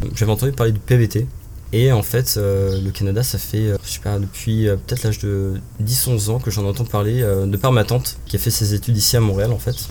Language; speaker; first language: French; native; French